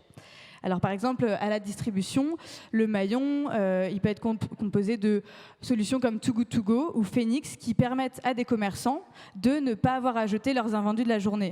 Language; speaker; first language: French; native; French